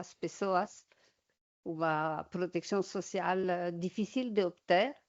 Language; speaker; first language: Portuguese; non-native, learner; French